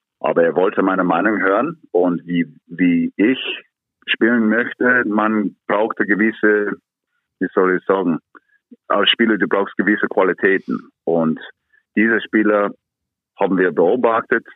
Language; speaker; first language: German; non-native, fluent; English